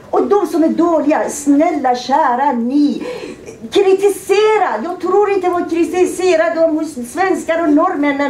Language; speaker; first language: Swedish; non-native, fluent; Persian